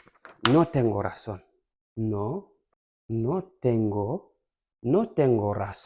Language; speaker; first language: Spanish; non-native, fluent; Fula